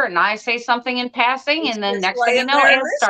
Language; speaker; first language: English; native; English